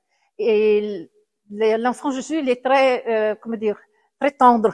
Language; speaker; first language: French; non-native, fluent; Italian